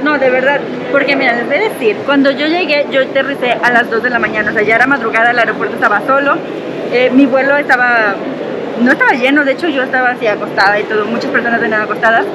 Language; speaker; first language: Spanish; native; Spanish